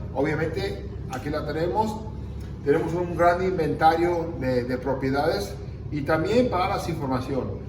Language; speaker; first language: Spanish; early bilingual, other home language; English